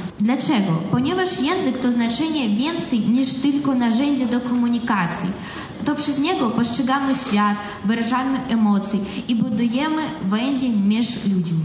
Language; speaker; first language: Polish; non-native, fluent; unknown